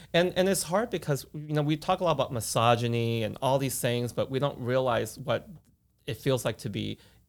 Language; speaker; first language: English; native; English